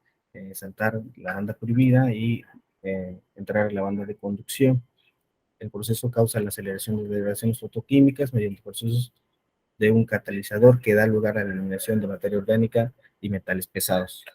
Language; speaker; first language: Spanish; native; Spanish